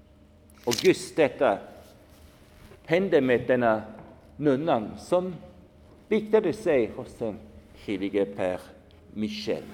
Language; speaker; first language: Swedish; non-native, fluent; German